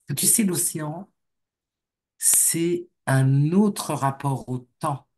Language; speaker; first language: French; native; French